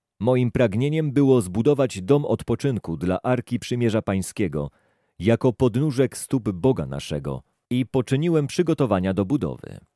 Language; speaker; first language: Polish; native; Polish